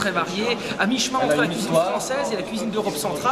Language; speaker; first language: French; native; French